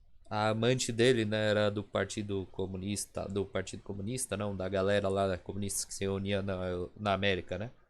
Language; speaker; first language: Portuguese; native; Portuguese